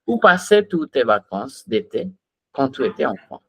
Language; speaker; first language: French; non-native, fluent; Hindi